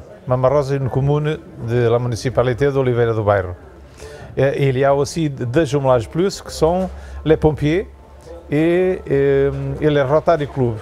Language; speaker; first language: French; non-native, learner; Portuguese